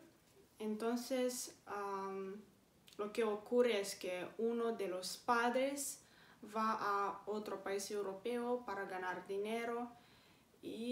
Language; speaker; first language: Spanish; non-native, fluent; Romanian